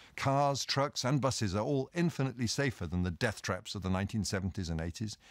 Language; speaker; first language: English; native; English